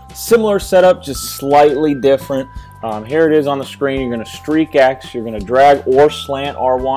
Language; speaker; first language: English; native; English